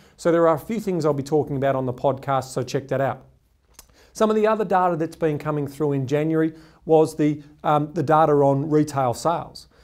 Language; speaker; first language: English; native; English